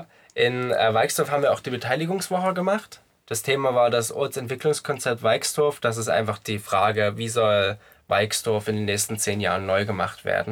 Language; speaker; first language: German; native; German